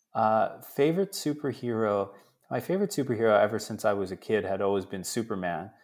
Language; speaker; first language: English; early bilingual, other home language; Italian